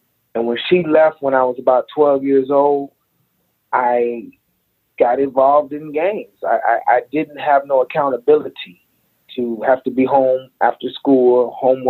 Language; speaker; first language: English; native; English